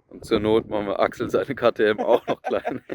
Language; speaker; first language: German; native; German